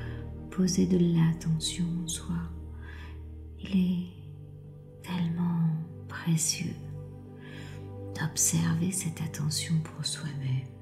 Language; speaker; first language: French; native; French